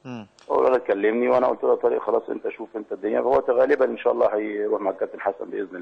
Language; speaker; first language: Arabic; native; Arabic